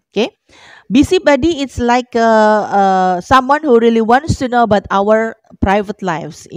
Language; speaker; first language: English; non-native, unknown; Indonesian